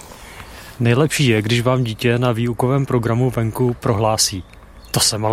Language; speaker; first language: Czech; native; Czech